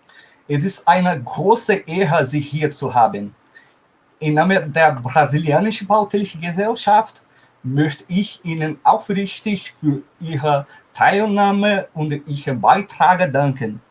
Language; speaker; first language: German; non-native, fluent; Portuguese